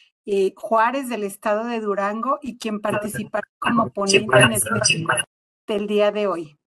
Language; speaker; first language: Spanish; native; Spanish